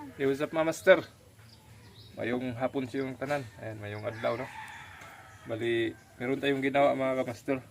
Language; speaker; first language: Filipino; non-native, local second language; Cebuano